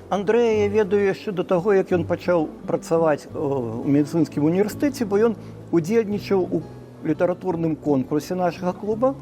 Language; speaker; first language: Belarusian; non-native, local second language; Russian